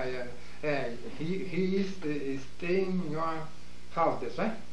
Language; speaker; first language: English; non-native, learner; Portuguese